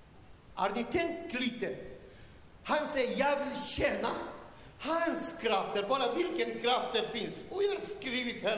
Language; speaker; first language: Swedish; non-native, learner; Romanian